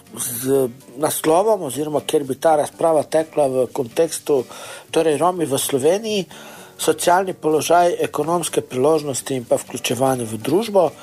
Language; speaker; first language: Slovenian; non-native, local second language; Romany